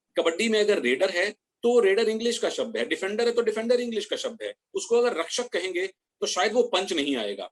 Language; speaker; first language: Hindi; native; Hindi